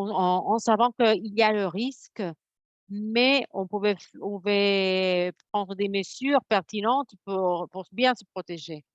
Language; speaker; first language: French; non-native, fluent; Spanish